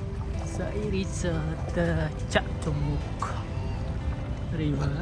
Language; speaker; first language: English; non-native, learner; Khmer